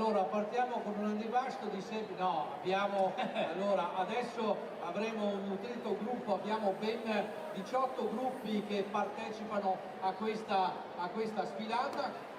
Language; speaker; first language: Italian; native; Italian